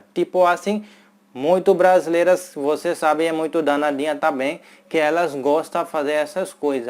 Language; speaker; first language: Portuguese; non-native, fluent; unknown